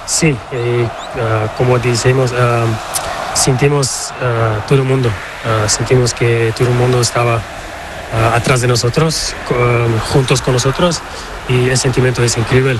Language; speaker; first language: Spanish; non-native, learner; Portuguese